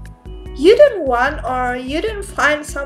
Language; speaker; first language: English; non-native, learner; Indonesian